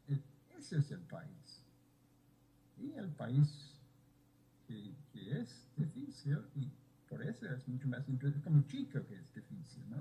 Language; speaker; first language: Spanish; non-native, fluent; English